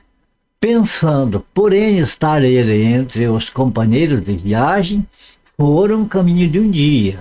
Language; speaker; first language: Portuguese; native; Portuguese